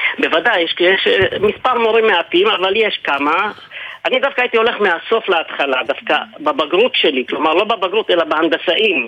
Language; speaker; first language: Hebrew; early bilingual, other home language; Arabic